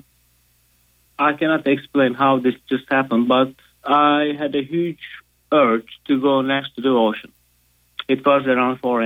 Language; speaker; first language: English; non-native, fluent; Turkish